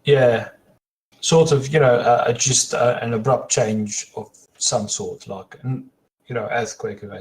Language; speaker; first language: English; native; English